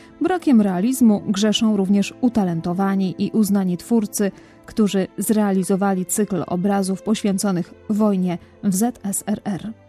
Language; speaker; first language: Polish; native; Polish